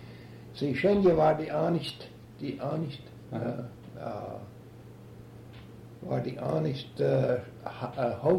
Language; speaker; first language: German; early bilingual, heritage; German